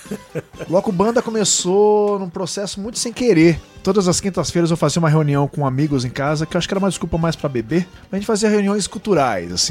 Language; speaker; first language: Portuguese; native; Portuguese